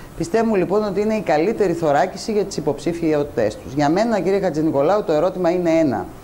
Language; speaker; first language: Greek; native; Greek